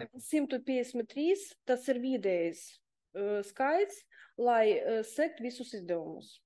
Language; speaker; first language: Latvian; non-native, local second language; Russian